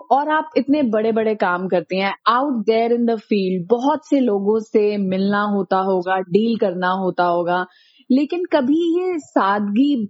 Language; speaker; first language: Hindi; native; Hindi